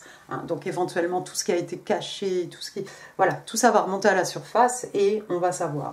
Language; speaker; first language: French; native; French